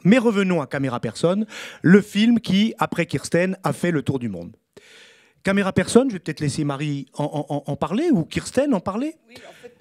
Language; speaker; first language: French; native; French